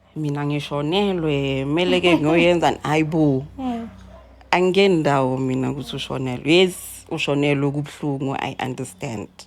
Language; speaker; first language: Zulu; native; Zulu